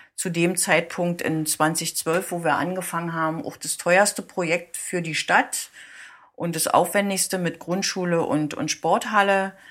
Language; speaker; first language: German; native; German